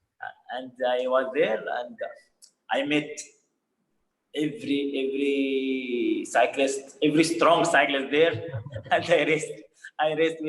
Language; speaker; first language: English; non-native, fluent; Arabic